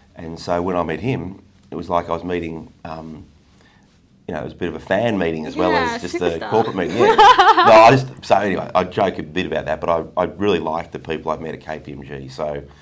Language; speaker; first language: English; native; English